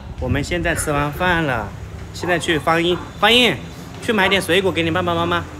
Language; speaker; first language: Chinese; native; Chinese